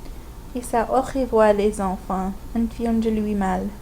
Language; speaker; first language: French; non-native, fluent; English